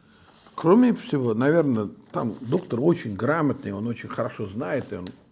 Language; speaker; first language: Russian; non-native, local second language; Uzbek